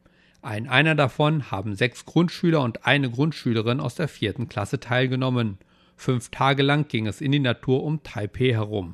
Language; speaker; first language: German; non-native, fluent; Chinese